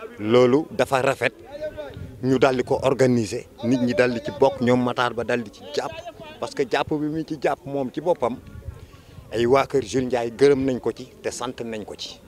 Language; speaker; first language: Wolof; native; Wolof